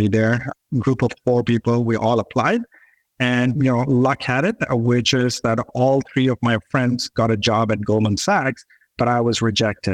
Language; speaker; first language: English; non-native, local second language; Urdu